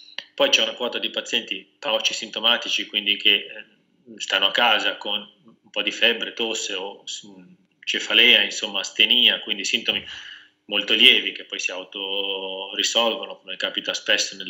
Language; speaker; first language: Italian; native; Italian